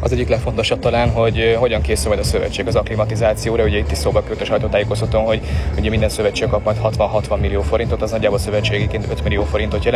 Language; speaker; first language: Hungarian; native; Hungarian